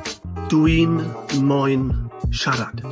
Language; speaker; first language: Welsh; non-native, learner; English